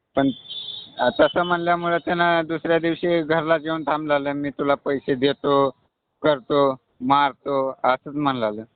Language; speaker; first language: Marathi; native; Marathi